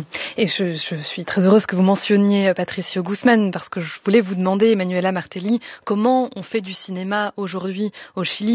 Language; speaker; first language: French; native; French